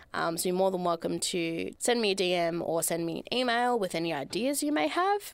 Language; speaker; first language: English; native; English